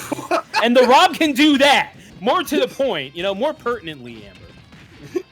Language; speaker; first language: English; native; English